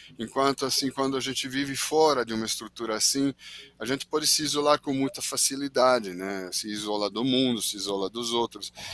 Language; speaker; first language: Portuguese; non-native, fluent; Italian